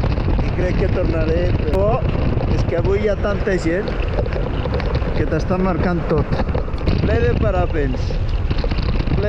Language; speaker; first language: Catalan; native; Catalan